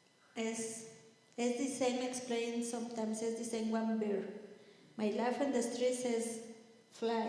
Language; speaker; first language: English; non-native, learner; Spanish